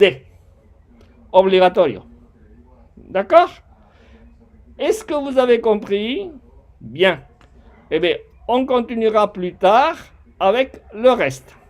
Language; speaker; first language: French; non-native, fluent; Spanish